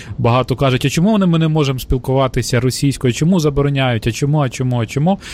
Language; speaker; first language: Ukrainian; native; Ukrainian